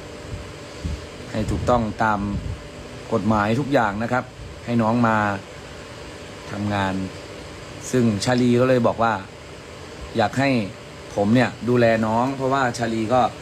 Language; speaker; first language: Thai; native; Thai